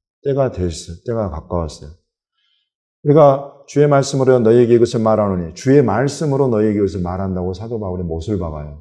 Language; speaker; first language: Korean; native; Korean